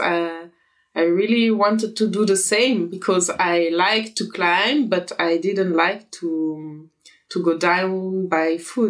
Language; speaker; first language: English; non-native, fluent; French